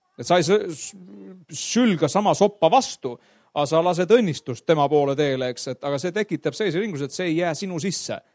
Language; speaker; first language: Estonian; native; Estonian